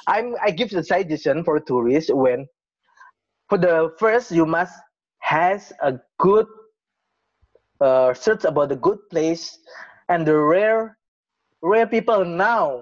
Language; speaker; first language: English; non-native, learner; Indonesian